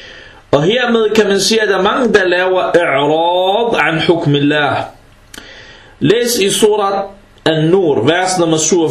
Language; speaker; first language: Danish; early bilingual, other home language; Arabic